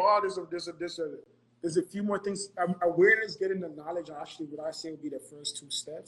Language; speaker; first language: English; non-native, local second language; Akan